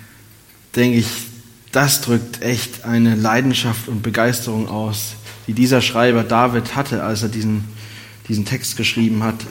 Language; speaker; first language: German; native; German